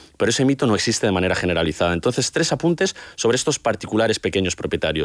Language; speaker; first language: Spanish; native; Spanish